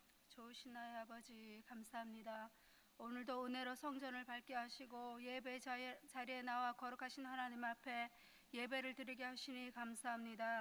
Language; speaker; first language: Korean; native; Korean